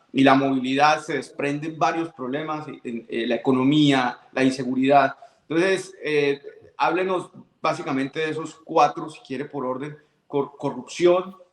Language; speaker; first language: Spanish; native; Spanish